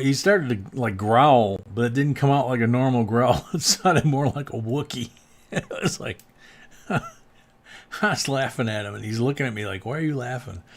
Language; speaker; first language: English; native; English